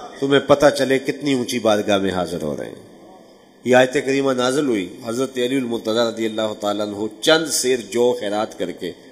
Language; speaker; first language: Urdu; non-native, local second language; Punjabi